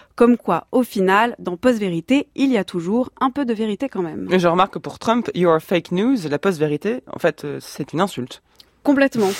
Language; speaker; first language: French; native; French